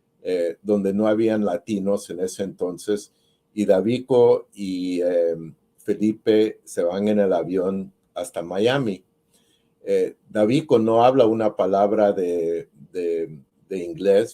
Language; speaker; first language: Spanish; early bilingual, heritage; Spanish